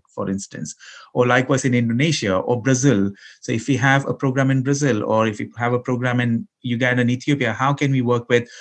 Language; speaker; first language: English; non-native, local second language; Malayalam